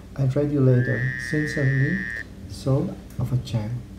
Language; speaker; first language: English; non-native, learner; Spanish